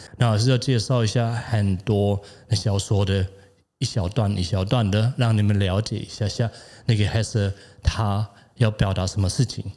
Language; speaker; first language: Chinese; non-native, fluent; German